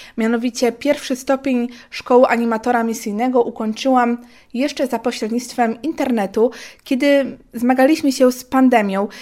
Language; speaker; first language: Polish; native; Polish